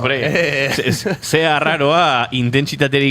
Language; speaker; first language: Basque; native; Basque